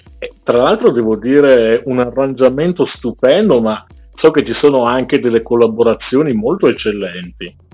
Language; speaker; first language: Italian; native; Italian